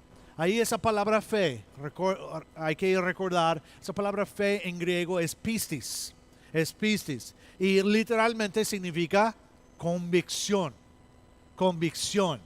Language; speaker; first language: Spanish; non-native, fluent; English